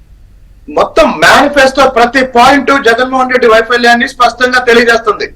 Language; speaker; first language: Telugu; native; Telugu